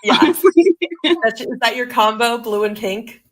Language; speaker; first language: English; native; English